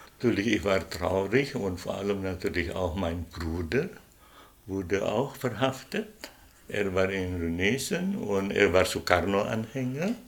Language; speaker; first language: German; non-native, fluent; Indonesian